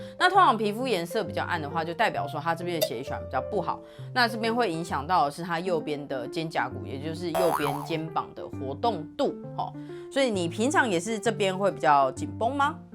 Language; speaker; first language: Chinese; native; Chinese